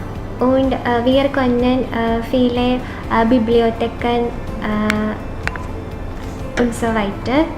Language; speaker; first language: German; non-native, learner; Malayalam